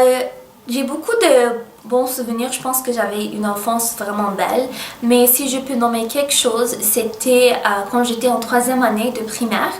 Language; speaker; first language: French; early bilingual, other home language; Arabic